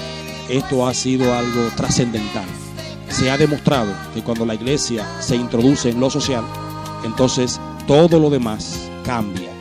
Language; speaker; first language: Spanish; native; Spanish